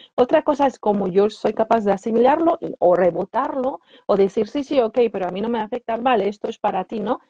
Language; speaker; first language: Spanish; non-native, fluent; Polish